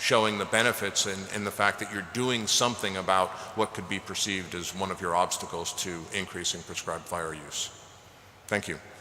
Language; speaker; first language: English; native; English